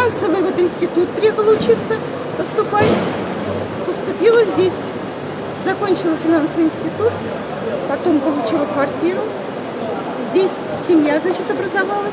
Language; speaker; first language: Russian; native; Russian